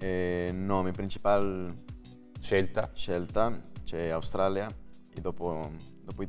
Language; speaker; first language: Italian; non-native, learner; Spanish